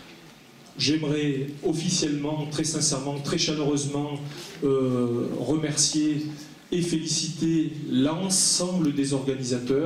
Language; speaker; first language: French; native; French